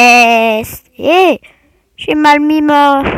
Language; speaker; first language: French; native; French